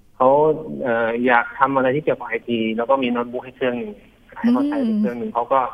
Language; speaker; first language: Thai; native; Thai